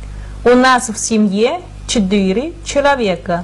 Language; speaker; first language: Russian; non-native, fluent; Chinese